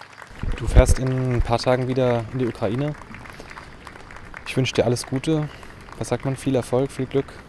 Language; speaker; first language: German; native; German